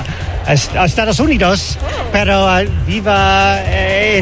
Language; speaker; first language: Spanish; non-native, learner; English